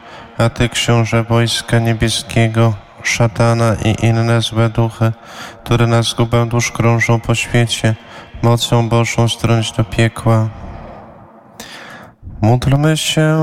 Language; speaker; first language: Polish; native; Polish